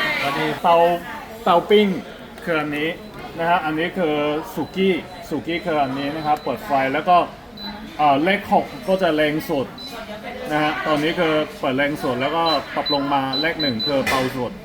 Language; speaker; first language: Thai; native; Thai